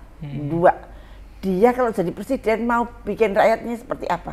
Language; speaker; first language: Indonesian; native; Indonesian